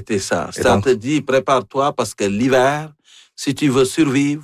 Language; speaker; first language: French; native; French